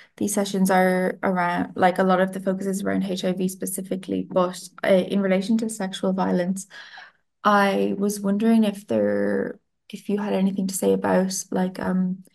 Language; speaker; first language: English; non-native, fluent; Italian